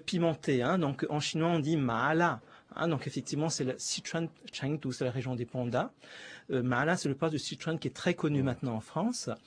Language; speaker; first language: French; native; French